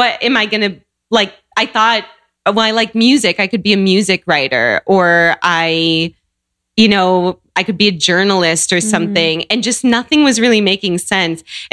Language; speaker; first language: English; native; English